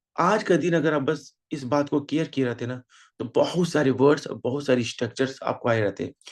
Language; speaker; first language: Hindi; native; Hindi